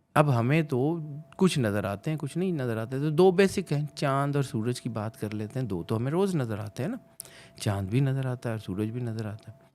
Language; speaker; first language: Urdu; non-native, local second language; Punjabi